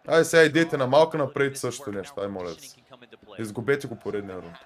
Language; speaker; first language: Bulgarian; native; Bulgarian